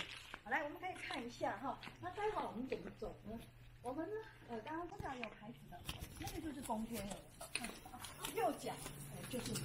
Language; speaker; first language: Chinese; native; Chinese